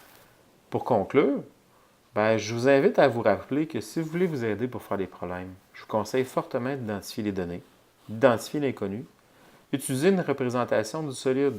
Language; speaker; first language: French; native; French